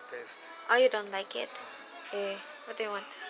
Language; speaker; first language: English; non-native, local second language; Filipino